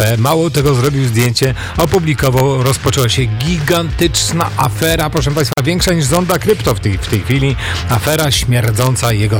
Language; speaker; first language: Polish; native; Polish